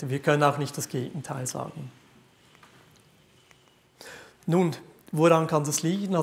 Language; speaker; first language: German; native; German